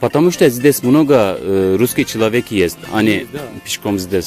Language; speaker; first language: Russian; non-native, learner; Turkish